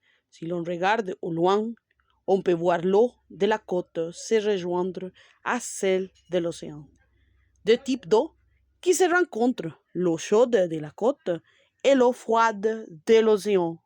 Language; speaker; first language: French; non-native, learner; Spanish